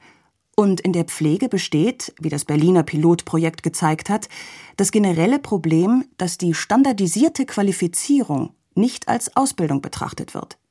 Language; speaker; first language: German; native; German